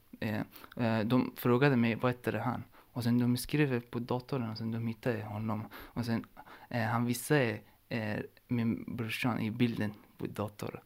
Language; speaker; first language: Swedish; non-native, learner; Persian